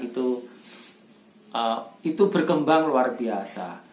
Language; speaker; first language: Indonesian; non-native, local second language; Javanese